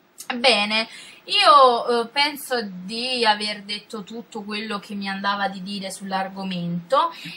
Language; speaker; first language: Italian; native; Italian